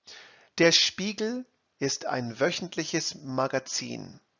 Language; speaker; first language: German; non-native, fluent; English